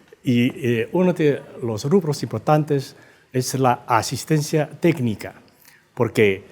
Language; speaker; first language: Spanish; non-native, fluent; Chinese